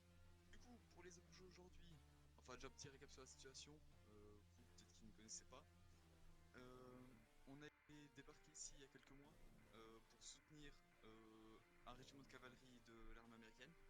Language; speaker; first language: French; native; French